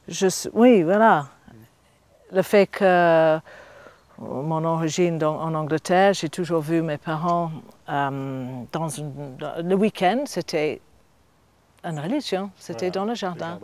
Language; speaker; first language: French; non-native, fluent; English